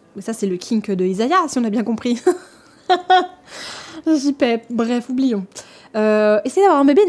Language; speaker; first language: French; native; French